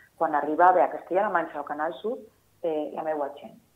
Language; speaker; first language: Catalan; non-native, local second language; Spanish